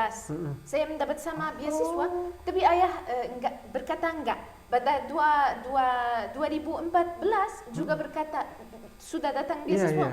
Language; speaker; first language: Indonesian; non-native, learner; Arabic